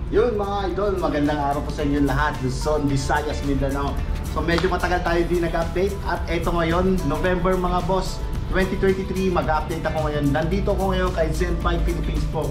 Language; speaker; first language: Filipino; native; Filipino